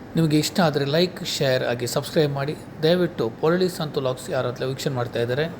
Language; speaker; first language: Kannada; non-native, local second language; Tulu